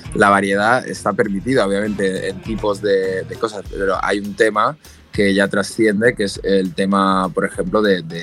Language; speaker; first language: Spanish; native; Spanish